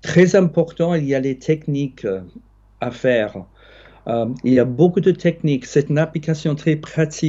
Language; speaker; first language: French; non-native, fluent; English